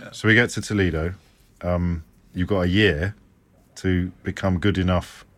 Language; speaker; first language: English; native; English